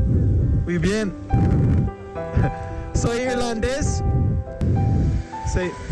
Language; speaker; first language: Spanish; non-native, learner; English